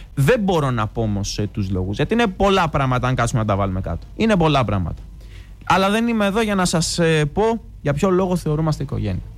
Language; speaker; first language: Greek; native; Greek